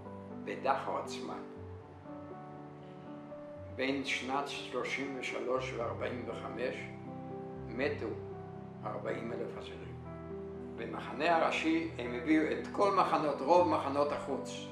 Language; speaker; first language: Hebrew; non-native, fluent; Yiddish